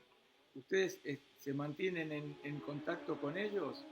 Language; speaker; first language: Spanish; native; Spanish